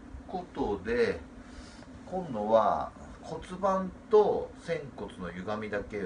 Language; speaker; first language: Japanese; native; Japanese